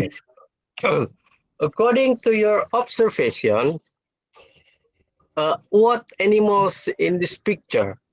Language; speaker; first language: English; non-native, fluent; Indonesian